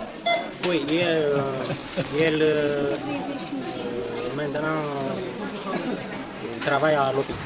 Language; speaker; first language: French; non-native, learner; Romanian